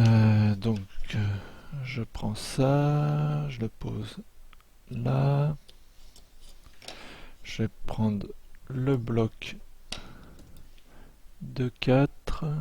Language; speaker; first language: French; native; French